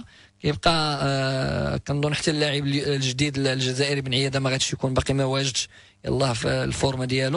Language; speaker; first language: Arabic; native; Arabic